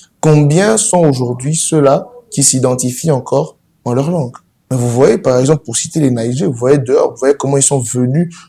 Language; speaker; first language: French; non-native, local second language; Lingala